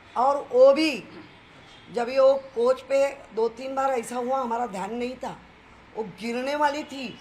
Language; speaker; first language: Hindi; non-native, local second language; Marathi